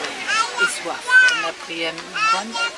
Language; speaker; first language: French; non-native, fluent; German